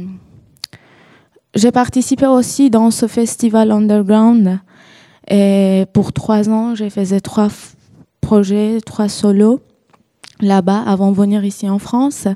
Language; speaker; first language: French; non-native, learner; Persian